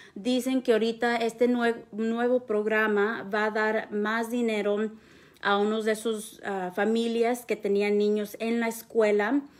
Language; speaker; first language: Spanish; early bilingual, heritage; Spanish